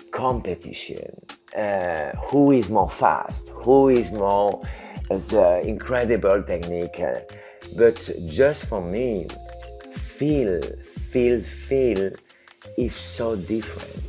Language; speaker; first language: English; non-native, learner; French